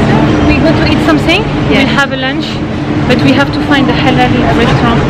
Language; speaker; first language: English; non-native, learner; French